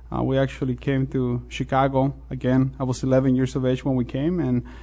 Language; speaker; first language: English; non-native, fluent; Spanish